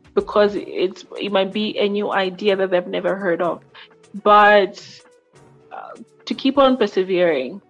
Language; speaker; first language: English; non-native, local second language; Nyanja